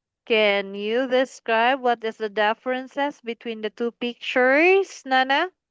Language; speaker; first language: English; non-native, fluent; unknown